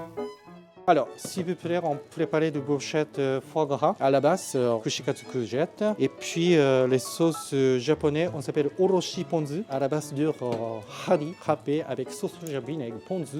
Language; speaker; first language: French; non-native, learner; Japanese